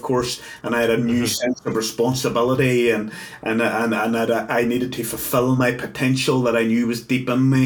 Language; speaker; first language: English; native; English